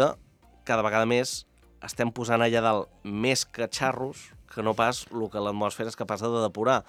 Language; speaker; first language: Catalan; native; Catalan